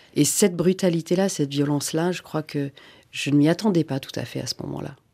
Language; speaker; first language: French; non-native, local second language; Finnish